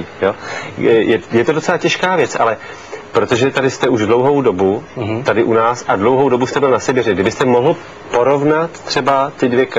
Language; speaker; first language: Czech; native; Czech